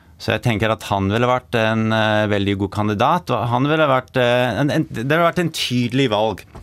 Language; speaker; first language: Norwegian; non-native, fluent; English